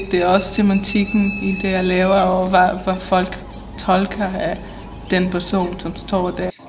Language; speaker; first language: Danish; non-native, fluent; Portuguese